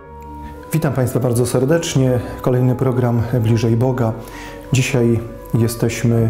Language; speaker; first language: Polish; native; Polish